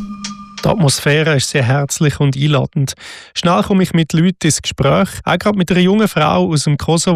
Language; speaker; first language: German; native; German